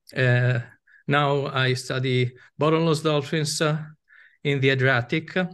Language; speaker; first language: English; non-native, fluent; Italian